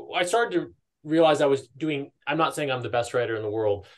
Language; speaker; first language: English; native; English